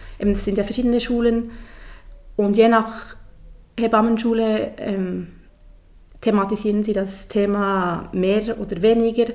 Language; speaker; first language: German; native; German